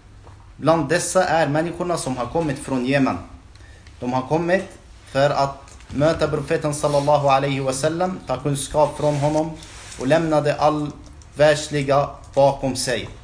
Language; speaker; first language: Swedish; non-native, fluent; Arabic